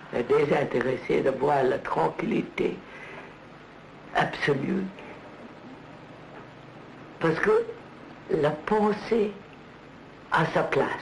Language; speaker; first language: French; non-native, learner; Telugu